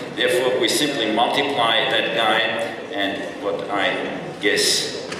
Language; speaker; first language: English; non-native, fluent; German